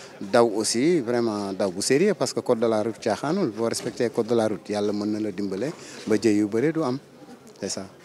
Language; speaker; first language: Wolof; non-native, local second language; Fula